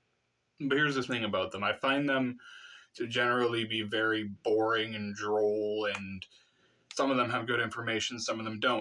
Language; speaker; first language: English; native; English